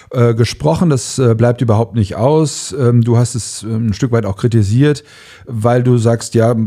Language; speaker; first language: German; native; German